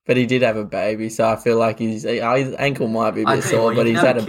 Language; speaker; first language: English; native; English